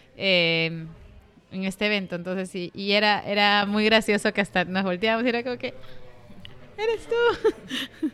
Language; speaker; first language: Spanish; native; Spanish